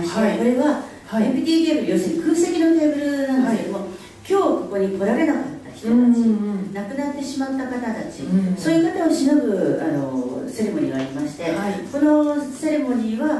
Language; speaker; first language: Japanese; native; Japanese